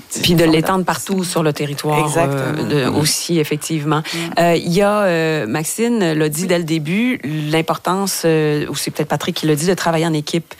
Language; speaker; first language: French; native; French